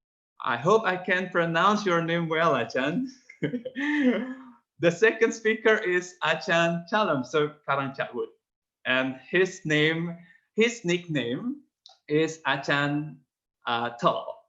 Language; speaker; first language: English; non-native, fluent; Indonesian